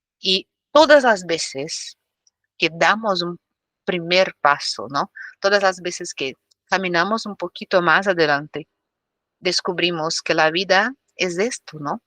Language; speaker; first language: Spanish; non-native, fluent; Portuguese